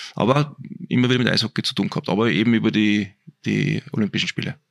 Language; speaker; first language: German; native; German